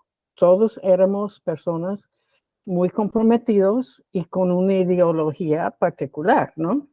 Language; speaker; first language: Spanish; non-native, fluent; English